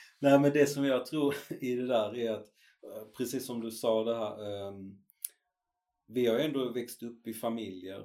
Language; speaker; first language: Swedish; native; Swedish